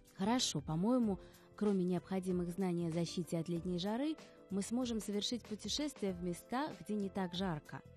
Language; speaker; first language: Russian; native; Russian